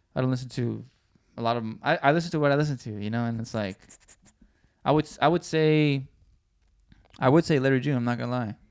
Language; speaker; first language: English; early bilingual, other home language; Spanish